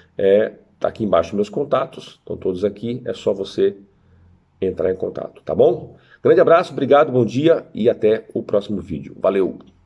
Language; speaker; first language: Portuguese; native; Portuguese